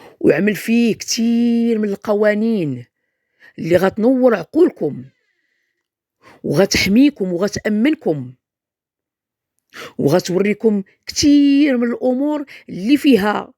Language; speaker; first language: Arabic; native; Arabic